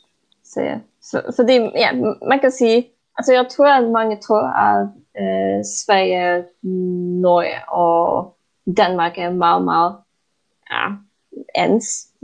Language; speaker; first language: Danish; non-native, fluent; Polish